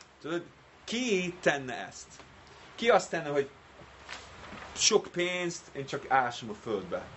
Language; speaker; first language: Hungarian; non-native, fluent; English